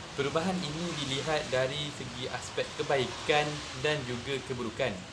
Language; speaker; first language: Malay; native; Malay